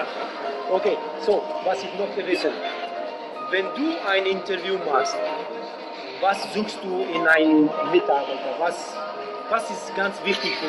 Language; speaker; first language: German; non-native, learner; English